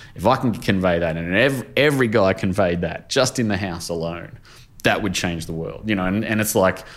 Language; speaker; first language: English; native; English